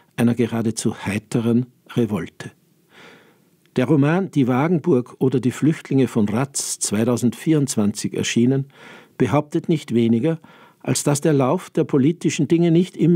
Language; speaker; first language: German; native; German